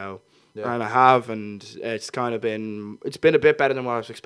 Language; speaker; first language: English; native; English